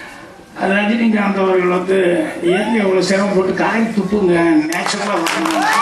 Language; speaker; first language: Tamil; native; Tamil